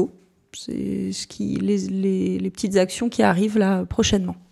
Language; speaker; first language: French; native; French